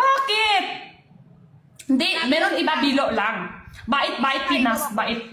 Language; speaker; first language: Filipino; non-native, learner; Chinese